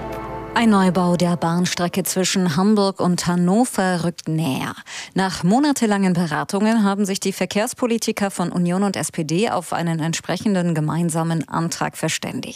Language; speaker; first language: German; native; German